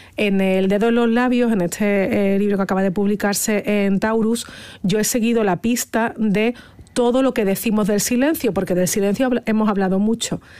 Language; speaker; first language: Spanish; native; Spanish